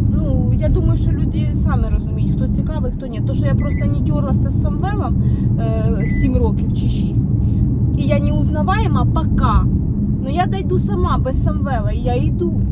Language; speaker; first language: Ukrainian; non-native, local second language; Russian